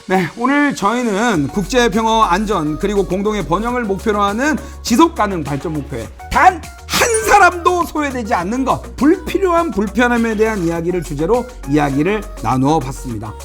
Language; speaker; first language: Korean; native; Korean